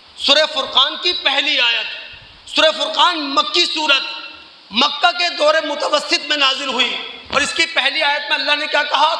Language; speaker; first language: Urdu; native; Urdu